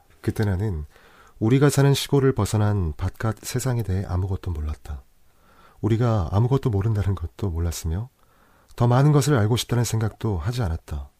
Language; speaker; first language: Korean; native; Korean